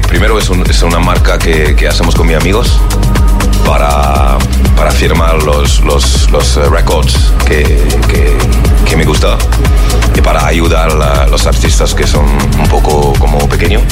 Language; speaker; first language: Spanish; non-native, learner; French